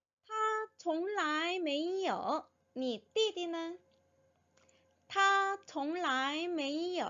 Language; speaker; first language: Chinese; non-native, fluent; Korean